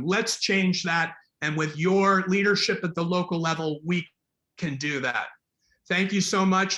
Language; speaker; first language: English; native; English